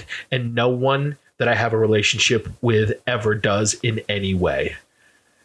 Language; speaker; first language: English; native; English